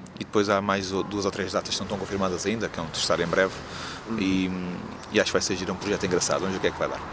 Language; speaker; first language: Portuguese; native; Portuguese